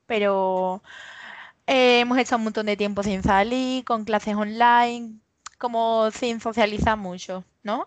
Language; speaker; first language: Spanish; native; Spanish